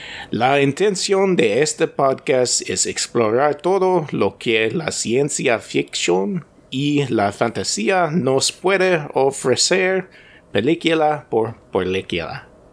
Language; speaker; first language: Spanish; non-native, learner; English